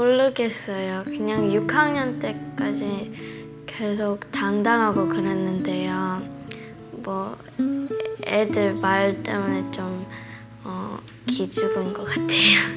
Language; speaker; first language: Korean; early bilingual, heritage; Korean